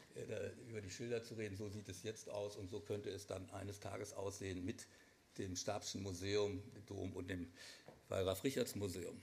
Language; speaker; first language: German; native; German